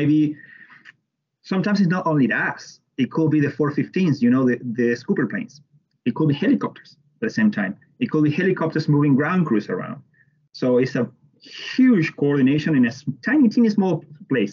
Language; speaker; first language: English; non-native, fluent; Spanish